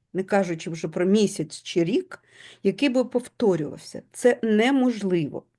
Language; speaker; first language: Ukrainian; non-native, local second language; Russian